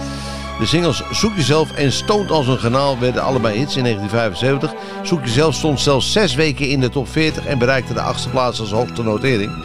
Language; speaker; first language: Dutch; native; Dutch